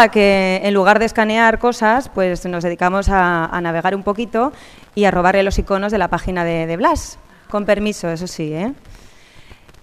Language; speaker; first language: Spanish; native; Spanish